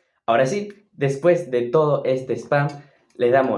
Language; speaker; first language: Spanish; native; Spanish